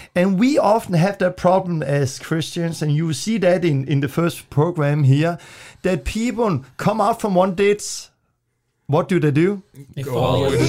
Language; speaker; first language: English; non-native, fluent; Danish